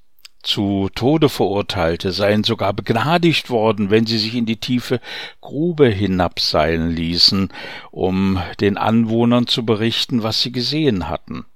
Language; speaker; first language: German; native; German